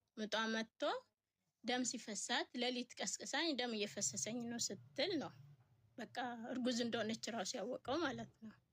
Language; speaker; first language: Amharic; native; Amharic